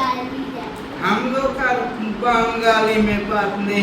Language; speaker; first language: Hindi; non-native, learner; Bangla